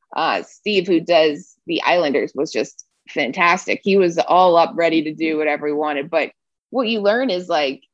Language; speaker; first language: English; native; English